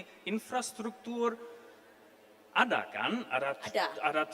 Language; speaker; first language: Indonesian; non-native, fluent; German